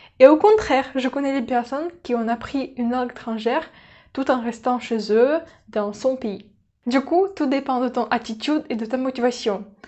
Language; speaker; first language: French; non-native, fluent; Russian